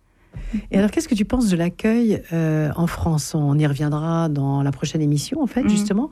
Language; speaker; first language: French; native; French